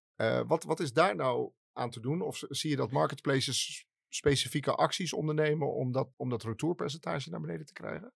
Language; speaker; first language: Dutch; native; Dutch